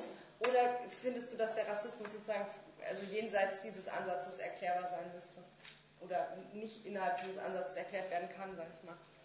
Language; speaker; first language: German; native; German